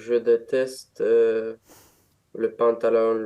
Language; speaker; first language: French; non-native, learner; Romanian